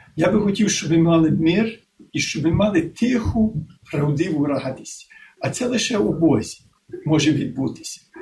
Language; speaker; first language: Ukrainian; early bilingual, heritage; Ukrainian